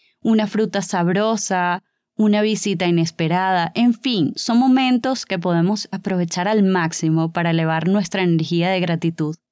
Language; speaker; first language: Spanish; native; Spanish